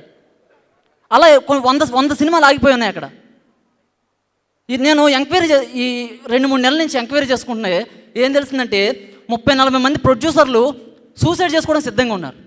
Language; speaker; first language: Telugu; native; Telugu